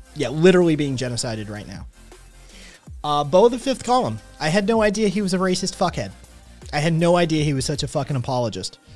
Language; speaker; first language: English; native; English